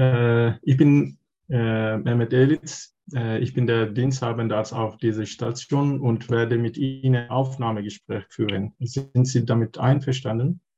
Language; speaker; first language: German; non-native, learner; Turkish